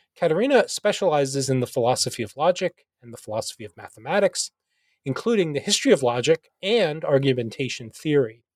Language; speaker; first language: English; native; English